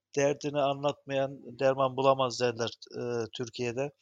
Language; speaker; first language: Turkish; early bilingual, heritage; Turkish